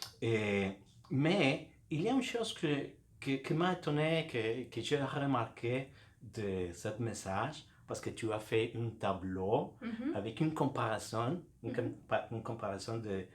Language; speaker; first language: French; non-native, fluent; Spanish